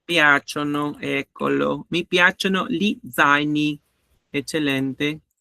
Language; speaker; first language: Italian; non-native, learner; Spanish